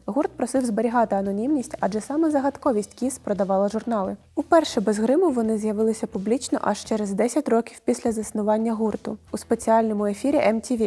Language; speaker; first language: Ukrainian; native; Ukrainian